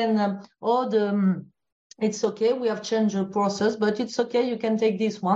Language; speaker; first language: English; non-native, fluent; French